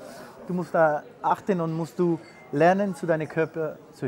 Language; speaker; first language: German; non-native, fluent; Spanish